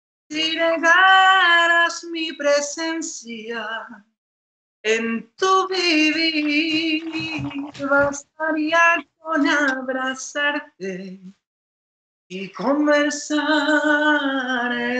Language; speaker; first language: Spanish; native; Spanish